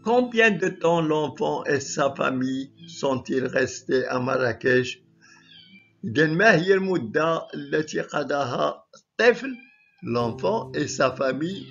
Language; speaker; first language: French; non-native, local second language; Arabic